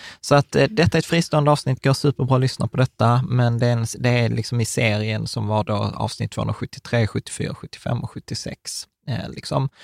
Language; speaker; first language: Swedish; early bilingual, other home language; Czech